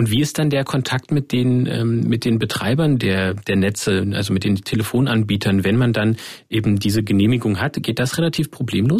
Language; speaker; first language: German; native; German